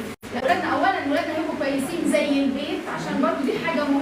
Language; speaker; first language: Arabic; native; Arabic